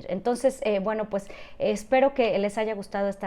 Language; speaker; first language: Spanish; native; Spanish